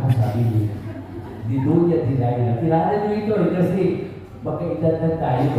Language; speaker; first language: Filipino; non-native, local second language; Cebuano